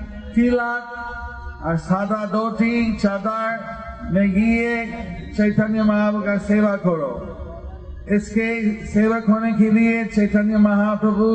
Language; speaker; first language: Hindi; non-native, learner; English